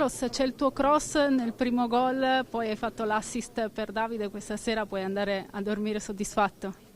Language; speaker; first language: Italian; native; Italian